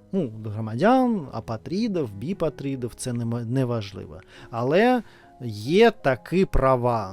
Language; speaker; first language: Ukrainian; non-native, learner; Russian